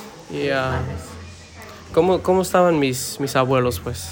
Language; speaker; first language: Spanish; early bilingual, heritage; Spanish